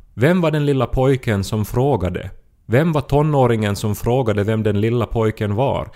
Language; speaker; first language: Swedish; native; Swedish